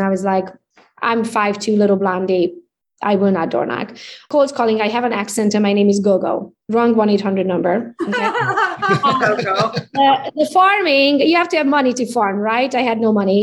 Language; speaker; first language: English; non-native, fluent; Hungarian